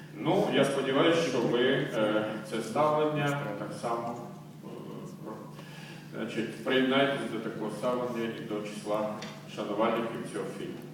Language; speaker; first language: Ukrainian; native; Ukrainian